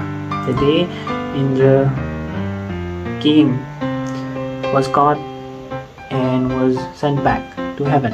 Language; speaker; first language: English; non-native, local second language; Nepali